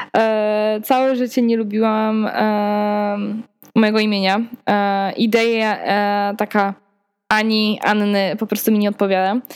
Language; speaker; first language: Polish; early bilingual, heritage; Polish